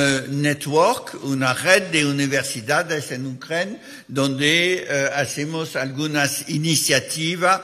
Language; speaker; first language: Spanish; non-native, fluent; French